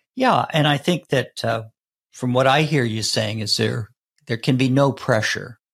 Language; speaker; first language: English; native; English